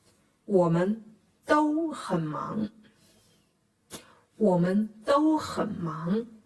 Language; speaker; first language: Chinese; non-native, fluent; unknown